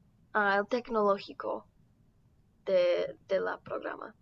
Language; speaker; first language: Spanish; non-native, learner; English